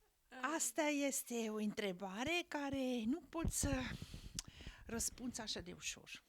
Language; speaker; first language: Romanian; non-native, fluent; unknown